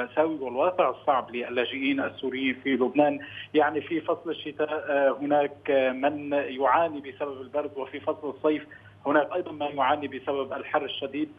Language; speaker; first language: Arabic; native; Arabic